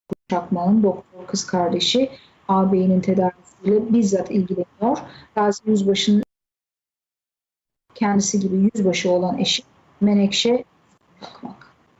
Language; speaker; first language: Turkish; native; Turkish